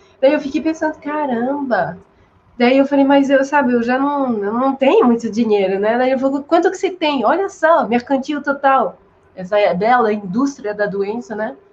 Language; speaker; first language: Portuguese; non-native, fluent; French